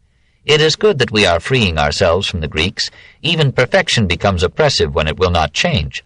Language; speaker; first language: English; native; English